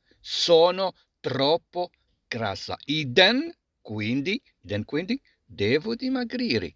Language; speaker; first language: Italian; non-native, fluent; Arabic